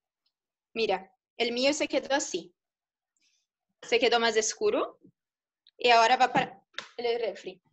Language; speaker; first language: Spanish; non-native, fluent; Portuguese